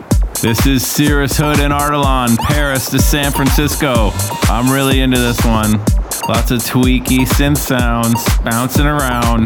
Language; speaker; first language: English; native; English